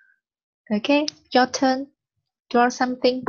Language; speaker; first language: English; non-native, learner; Vietnamese